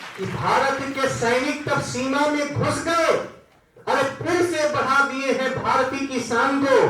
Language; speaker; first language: Hindi; native; Hindi